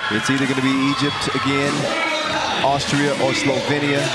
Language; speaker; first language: English; native; English